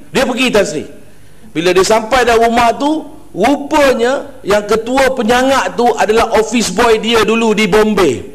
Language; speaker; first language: Malay; non-native, local second language; Tamil